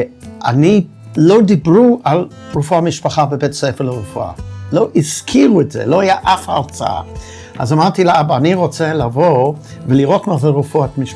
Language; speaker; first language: Hebrew; non-native, fluent; English